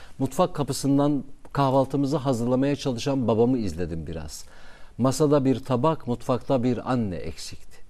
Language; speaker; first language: Turkish; non-native, local second language; Kurdish